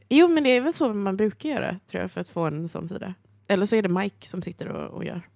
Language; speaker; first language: Swedish; early bilingual, other home language; Chinese